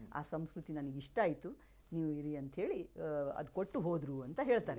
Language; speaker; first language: Kannada; non-native, local second language; Lambadi